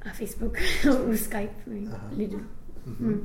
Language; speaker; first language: French; non-native, fluent; English